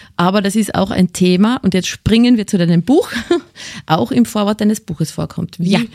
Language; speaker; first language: German; native; German